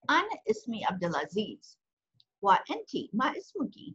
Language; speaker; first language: Arabic; non-native, fluent; English